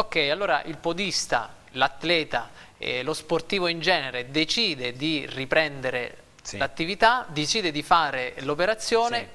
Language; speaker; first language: Italian; native; Italian